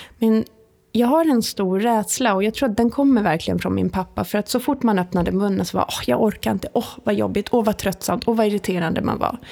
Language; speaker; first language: Swedish; early bilingual, other home language; Italian